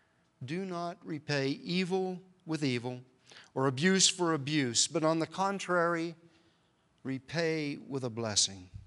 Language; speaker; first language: English; native; English